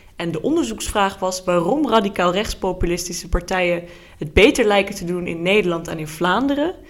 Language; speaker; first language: Dutch; early bilingual, heritage; Dutch